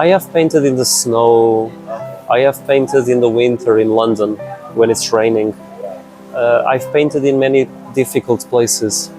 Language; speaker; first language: English; non-native, fluent; Portuguese